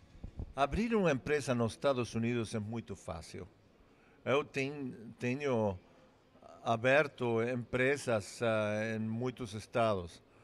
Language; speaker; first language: Portuguese; non-native, fluent; English